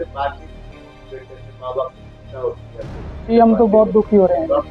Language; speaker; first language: Hindi; native; Hindi